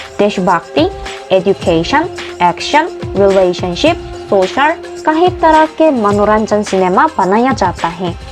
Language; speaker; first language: Hindi; non-native, fluent; Korean